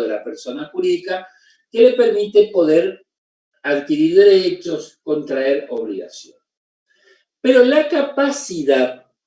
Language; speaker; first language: Spanish; native; Spanish